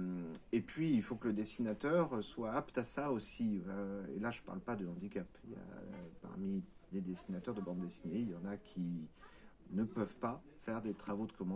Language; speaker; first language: French; native; French